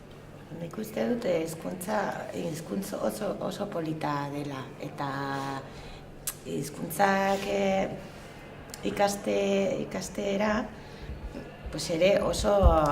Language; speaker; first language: Basque; non-native, learner; French